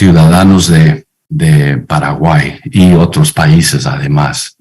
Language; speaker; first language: Spanish; non-native, fluent; English